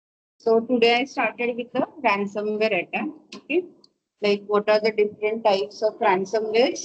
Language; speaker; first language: English; non-native, local second language; Marathi